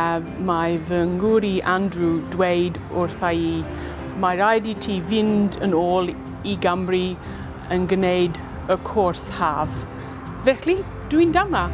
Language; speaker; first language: Welsh; non-native, learner; English